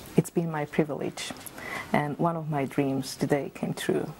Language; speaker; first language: English; non-native, fluent; Slovak